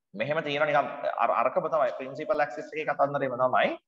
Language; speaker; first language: English; non-native, local second language; Sinhala